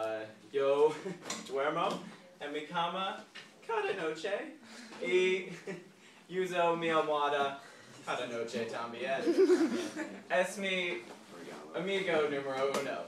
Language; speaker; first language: Spanish; non-native, learner; English